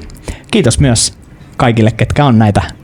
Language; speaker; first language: Finnish; native; Finnish